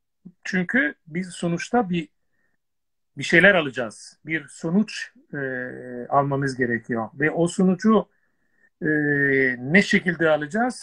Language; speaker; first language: Turkish; non-native, fluent; Italian